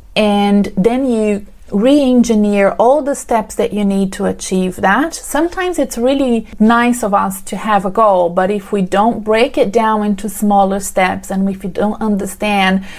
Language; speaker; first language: English; non-native, fluent; Portuguese